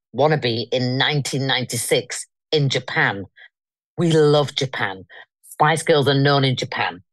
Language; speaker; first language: English; native; English